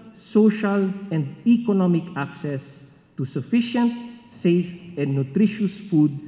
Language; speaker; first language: English; non-native, local second language; Filipino